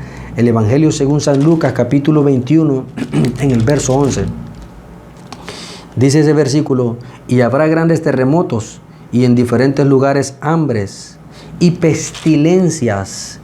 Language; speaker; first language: Spanish; native; Spanish